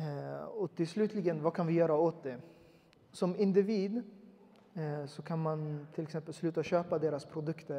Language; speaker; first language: Swedish; early bilingual, other home language; Uyghur